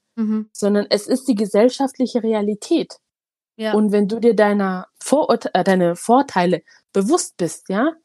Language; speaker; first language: German; early bilingual, other home language; Tigrinya